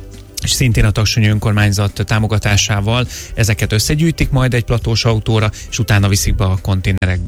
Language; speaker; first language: Hungarian; native; Hungarian